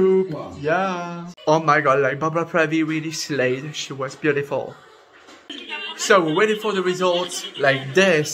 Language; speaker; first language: English; non-native, fluent; French